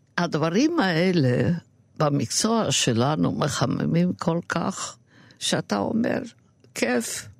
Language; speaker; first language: Hebrew; non-native, fluent; Yiddish